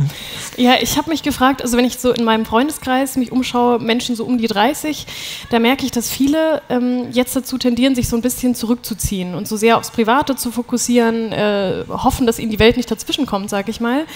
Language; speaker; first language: German; native; German